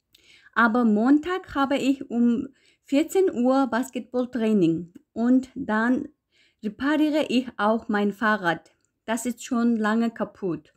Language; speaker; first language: German; non-native, fluent; Uyghur